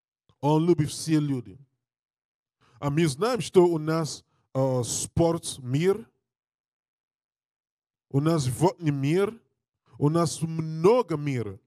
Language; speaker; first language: Russian; non-native, learner; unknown